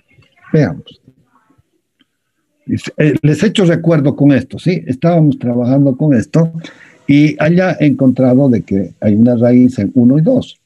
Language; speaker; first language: Spanish; native; Spanish